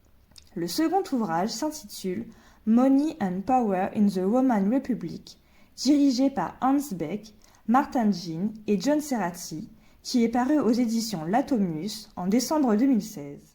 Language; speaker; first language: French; native; French